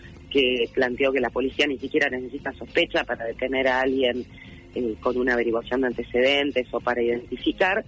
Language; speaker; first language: Spanish; native; Spanish